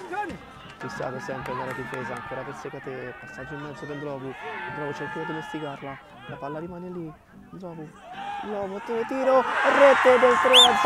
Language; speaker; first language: Italian; native; Italian